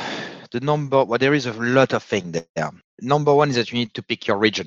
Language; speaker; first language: English; non-native, fluent; French